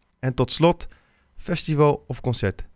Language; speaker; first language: Dutch; native; Dutch